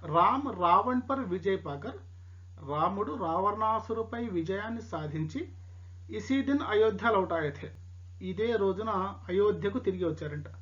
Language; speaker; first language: Telugu; non-native, local second language; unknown